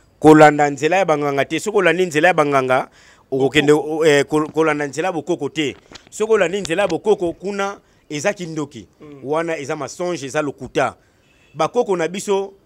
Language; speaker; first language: Lingala; non-native, local second language; Kongo